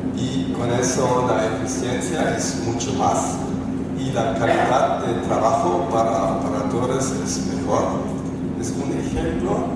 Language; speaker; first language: Spanish; non-native, fluent; German